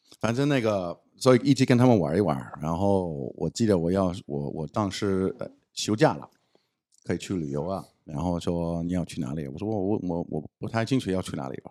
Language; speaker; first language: Chinese; non-native, fluent; English